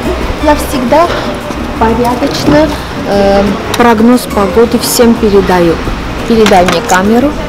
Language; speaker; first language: Russian; non-native, fluent; Armenian